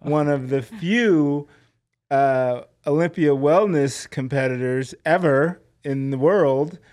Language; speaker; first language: English; native; English